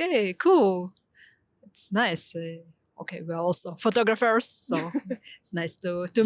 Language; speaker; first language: English; non-native, fluent; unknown